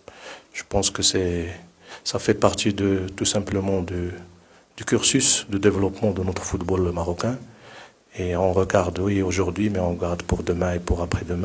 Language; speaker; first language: French; non-native, local second language; Arabic